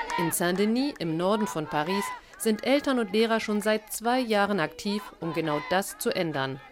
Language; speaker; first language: German; native; German